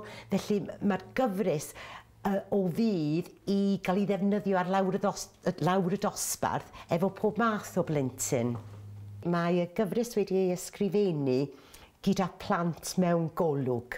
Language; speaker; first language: Welsh; native; Welsh